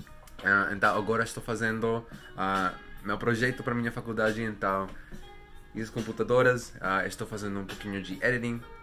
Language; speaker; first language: Portuguese; non-native, learner; Spanish